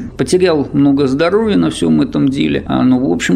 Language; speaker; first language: Russian; native; Russian